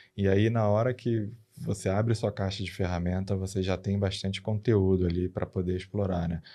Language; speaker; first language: Portuguese; native; Portuguese